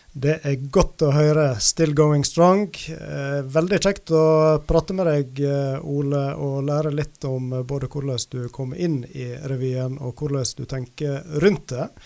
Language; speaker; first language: Norwegian; native; Norwegian